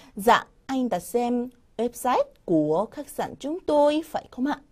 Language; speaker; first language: Vietnamese; non-native, fluent; Korean